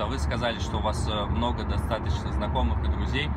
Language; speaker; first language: Russian; native; Russian